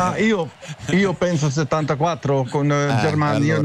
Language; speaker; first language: Italian; non-native, learner; Dutch